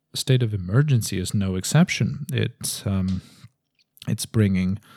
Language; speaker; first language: English; non-native, fluent; Portuguese